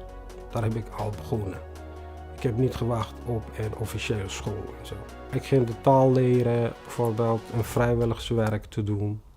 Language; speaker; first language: Dutch; non-native, fluent; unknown